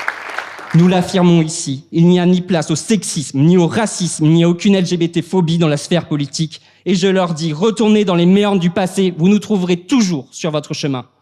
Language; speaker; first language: French; native; French